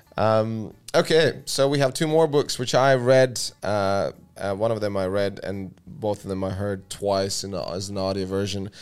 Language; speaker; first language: English; non-native, fluent; Russian